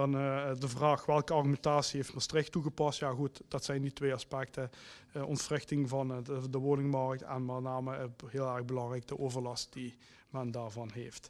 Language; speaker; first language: Dutch; native; Dutch